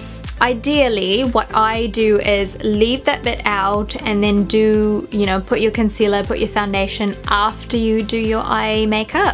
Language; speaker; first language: English; early bilingual, other home language; Sinhala